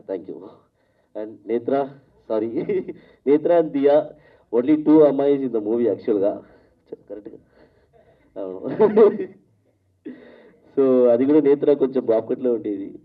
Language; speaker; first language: Telugu; non-native, learner; Tamil